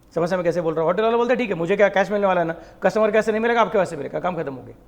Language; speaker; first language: Hindi; non-native, local second language; Marathi